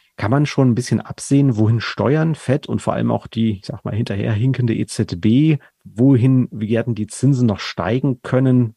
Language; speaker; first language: German; native; German